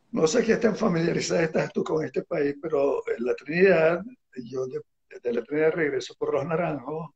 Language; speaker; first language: Spanish; early bilingual, other home language; Hebrew